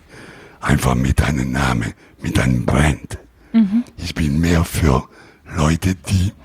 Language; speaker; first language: German; non-native, learner; Italian